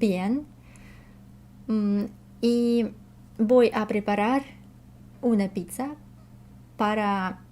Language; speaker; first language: Spanish; non-native, learner; Russian